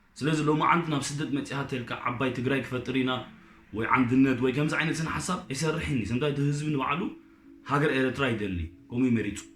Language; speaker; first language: Tigrinya; early bilingual, heritage; Tigrinya